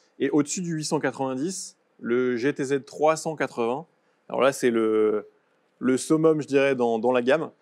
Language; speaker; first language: French; native; French